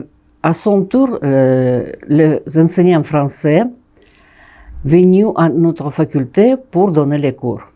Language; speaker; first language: French; non-native, fluent; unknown